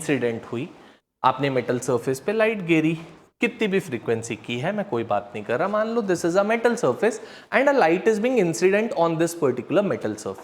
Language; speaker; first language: Hindi; native; Hindi